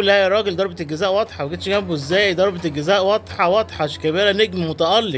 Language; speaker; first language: Arabic; native; Arabic